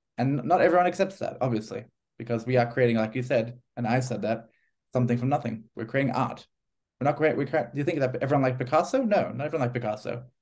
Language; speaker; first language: English; native; English